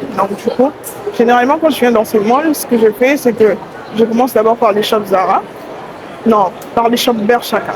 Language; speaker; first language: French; non-native, local second language; Lingala